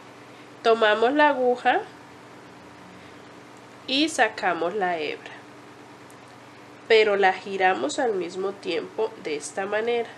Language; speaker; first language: Spanish; native; Spanish